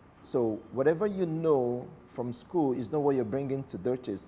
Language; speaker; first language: English; non-native, local second language; Igbo